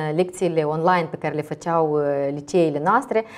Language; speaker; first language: Romanian; native; Romanian